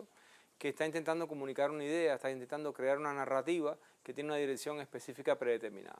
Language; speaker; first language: Spanish; native; Spanish